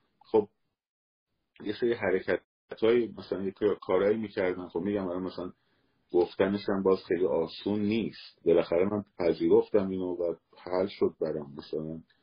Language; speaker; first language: Persian; native; Persian